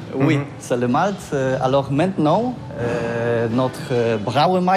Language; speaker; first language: French; non-native, learner; Polish